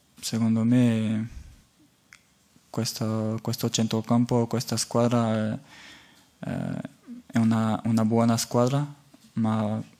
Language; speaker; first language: Italian; non-native, fluent; French